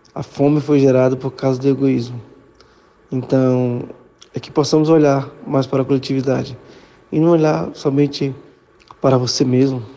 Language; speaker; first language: Portuguese; native; Portuguese